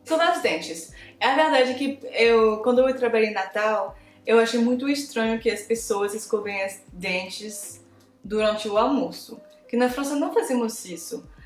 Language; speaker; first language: Portuguese; non-native, fluent; French